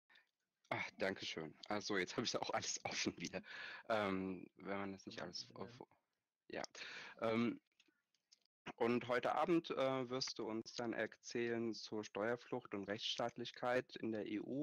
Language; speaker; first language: German; native; German